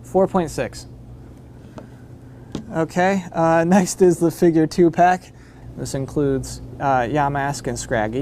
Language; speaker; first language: English; native; English